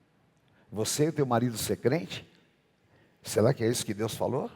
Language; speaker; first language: Portuguese; native; Portuguese